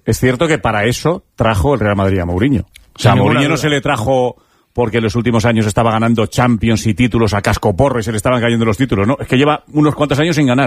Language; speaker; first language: Spanish; native; Spanish